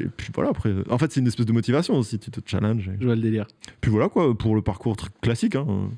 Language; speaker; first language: French; native; French